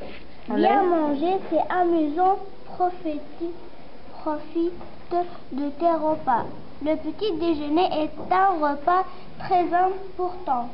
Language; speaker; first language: French; non-native, learner; Arabic